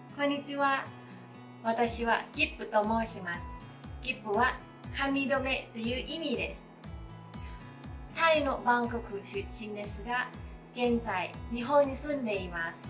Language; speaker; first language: Japanese; non-native, fluent; Thai